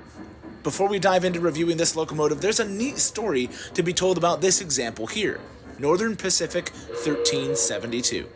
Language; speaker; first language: English; native; English